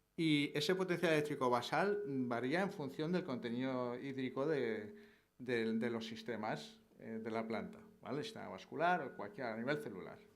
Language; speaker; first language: Spanish; native; Spanish